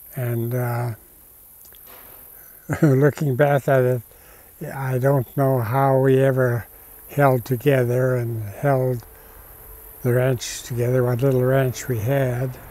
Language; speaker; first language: English; native; English